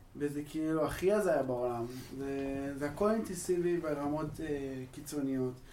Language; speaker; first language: Hebrew; native; Hebrew